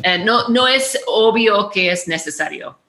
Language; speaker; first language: Spanish; non-native, fluent; English